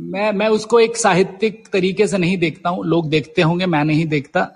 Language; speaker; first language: Hindi; native; Hindi